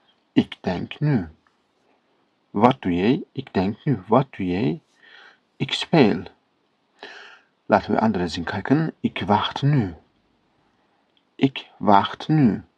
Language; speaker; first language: Dutch; non-native, learner; Kurdish